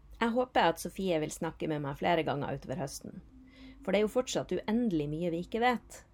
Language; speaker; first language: Norwegian; native; Norwegian